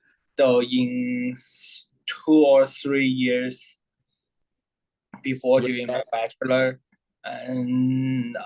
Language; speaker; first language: English; non-native, learner; Thai